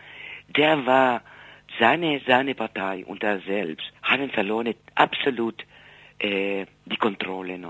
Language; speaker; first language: German; non-native, fluent; Spanish